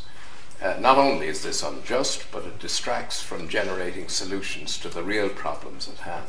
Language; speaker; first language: English; native; English